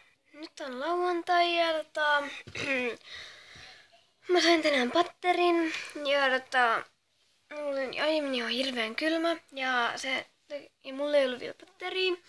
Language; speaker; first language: Finnish; native; Finnish